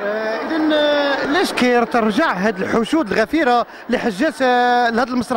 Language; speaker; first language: Arabic; native; Arabic